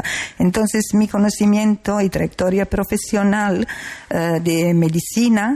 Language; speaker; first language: Spanish; non-native, learner; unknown